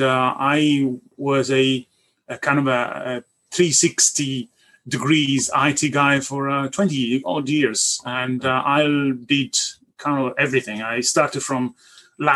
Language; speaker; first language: English; non-native, fluent; Italian